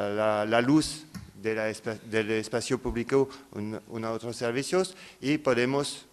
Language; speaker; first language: Spanish; non-native, fluent; French